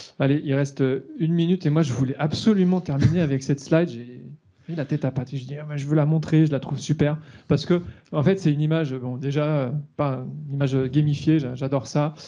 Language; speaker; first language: French; native; French